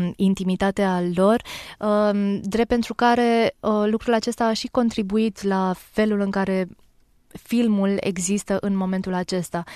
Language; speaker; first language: Romanian; native; Romanian